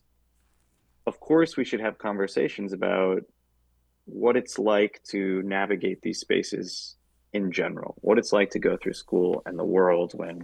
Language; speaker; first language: English; native; English